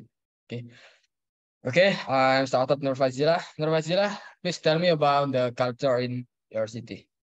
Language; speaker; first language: English; non-native, learner; Indonesian